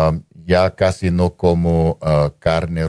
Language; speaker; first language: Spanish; non-native, fluent; English